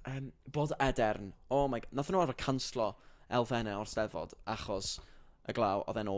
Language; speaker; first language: Welsh; native; Welsh